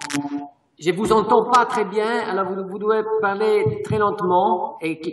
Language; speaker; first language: French; non-native, fluent; Italian